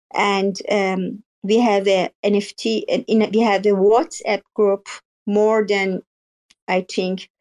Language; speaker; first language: English; non-native, learner; Persian